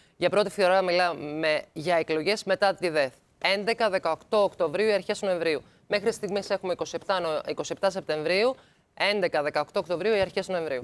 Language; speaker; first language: Greek; native; Greek